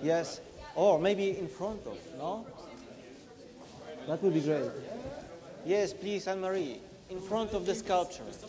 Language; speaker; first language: English; non-native, fluent; Polish